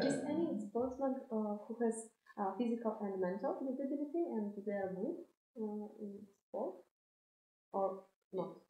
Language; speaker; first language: English; non-native, fluent; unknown